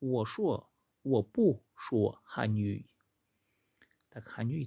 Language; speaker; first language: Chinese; non-native, fluent; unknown